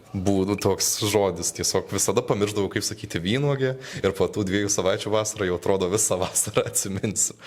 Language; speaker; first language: Lithuanian; early bilingual, heritage; Lithuanian